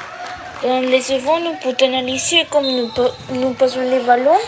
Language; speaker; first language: French; non-native, learner; Spanish